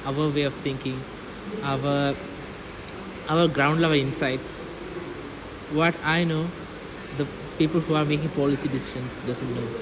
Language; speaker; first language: English; non-native, local second language; Malayalam